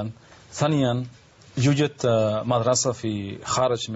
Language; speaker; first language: Arabic; non-native, learner; Spanish